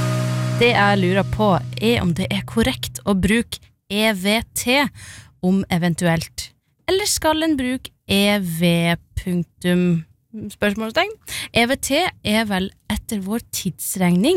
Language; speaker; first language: Norwegian; native; Norwegian